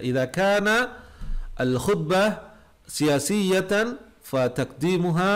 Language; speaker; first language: Arabic; non-native, fluent; Indonesian